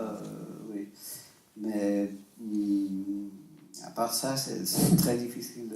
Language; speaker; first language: French; non-native, fluent; Spanish